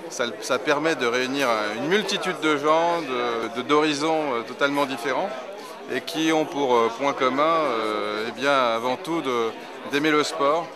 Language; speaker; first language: French; native; French